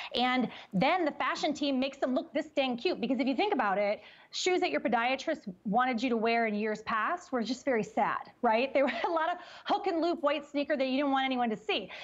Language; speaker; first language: English; native; English